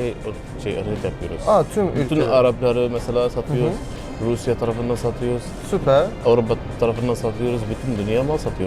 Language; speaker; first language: Turkish; non-native, learner; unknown